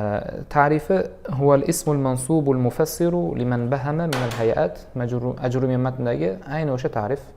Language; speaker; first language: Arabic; non-native, fluent; Uzbek